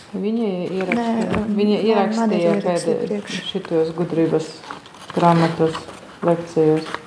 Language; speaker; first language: Latvian; non-native, fluent; German